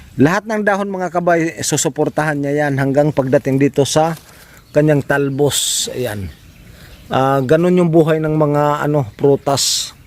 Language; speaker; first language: Filipino; non-native, local second language; Cebuano